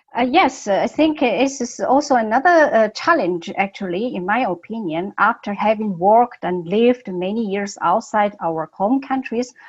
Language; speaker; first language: English; non-native, fluent; Chinese